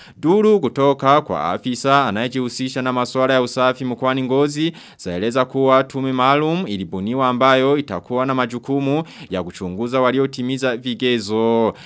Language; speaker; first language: Swahili; non-native, local second language; Rundi